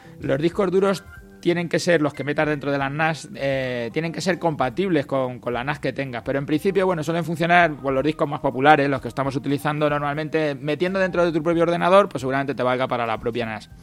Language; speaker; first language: Spanish; native; Spanish